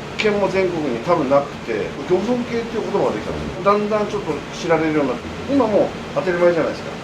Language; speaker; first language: Japanese; native; Japanese